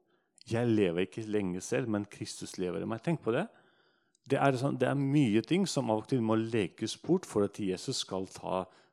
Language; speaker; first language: Norwegian; non-native, fluent; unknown